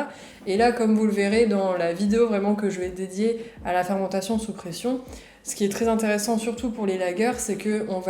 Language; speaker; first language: French; native; French